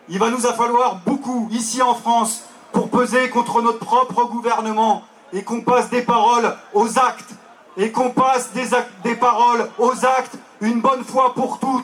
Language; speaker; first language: French; native; French